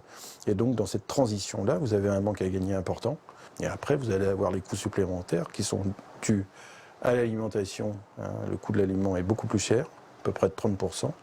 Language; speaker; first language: French; native; French